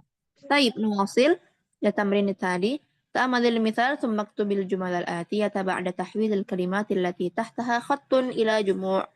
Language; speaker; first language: Arabic; non-native, fluent; Indonesian